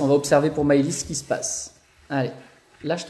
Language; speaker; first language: French; native; French